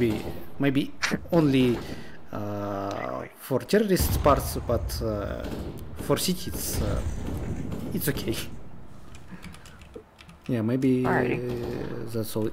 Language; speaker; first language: English; non-native, learner; Russian